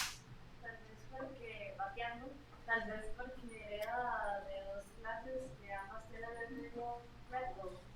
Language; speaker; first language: Spanish; native; Spanish